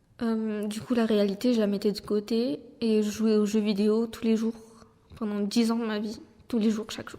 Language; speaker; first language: French; native; French